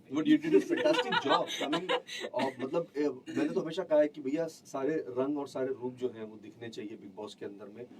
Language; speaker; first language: Hindi; native; Hindi